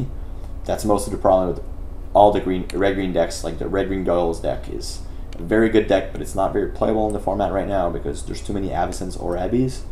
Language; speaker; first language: English; non-native, local second language; French